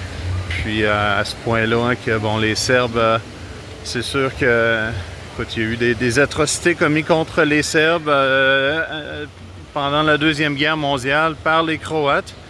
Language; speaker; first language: French; native; French